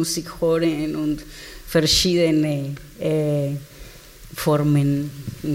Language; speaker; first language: German; non-native, learner; Spanish